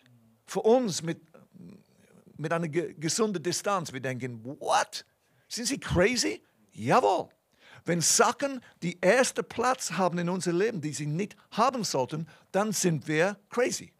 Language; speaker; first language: German; non-native, fluent; English